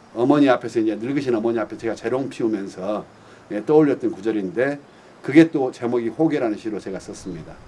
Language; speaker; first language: Korean; native; Korean